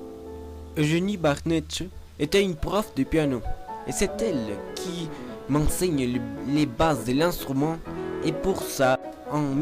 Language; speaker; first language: French; non-native, learner; Spanish